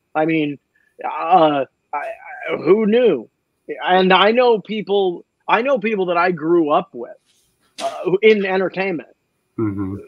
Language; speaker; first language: English; native; English